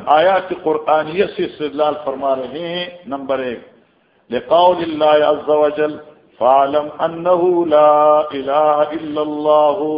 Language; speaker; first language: Urdu; non-native, local second language; Northern Hindko